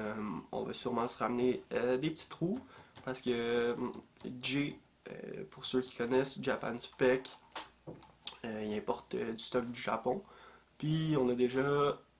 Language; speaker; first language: French; native; French